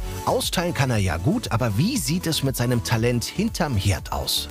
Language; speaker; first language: German; native; German